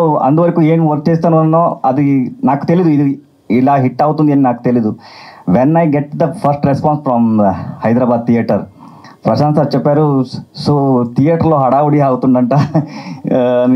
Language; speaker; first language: Telugu; non-native, learner; Kannada